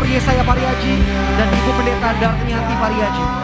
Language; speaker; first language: Indonesian; native; Indonesian